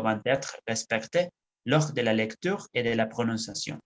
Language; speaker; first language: French; non-native, learner; Spanish